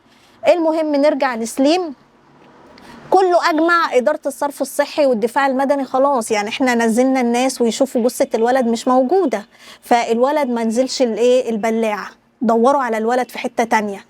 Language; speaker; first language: Arabic; native; Arabic